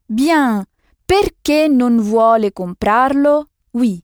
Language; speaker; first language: Italian; non-native, fluent; French